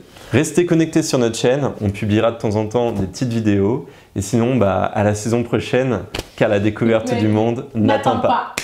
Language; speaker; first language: French; native; French